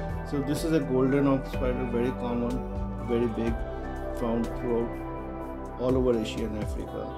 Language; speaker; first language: English; non-native, local second language; Hindi